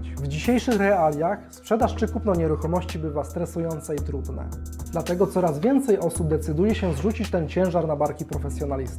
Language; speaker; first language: Polish; native; Polish